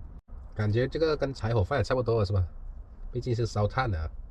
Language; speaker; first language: Chinese; native; Chinese